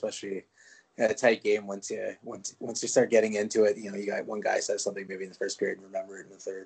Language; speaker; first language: English; non-native, fluent; French